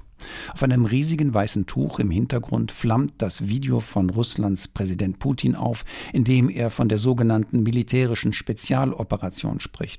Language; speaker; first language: German; native; German